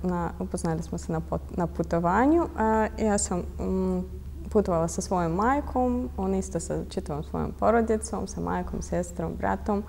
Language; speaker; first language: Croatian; non-native, fluent; Russian